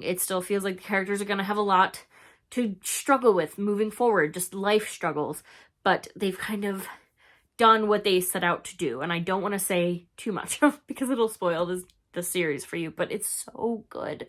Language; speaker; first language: English; native; English